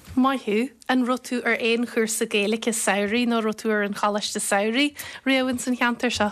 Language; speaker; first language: Irish; native; Irish